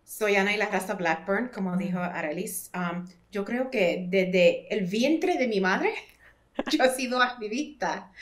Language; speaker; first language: Spanish; early bilingual, heritage; Spanish